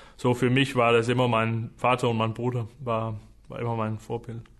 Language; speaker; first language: German; non-native, fluent; Danish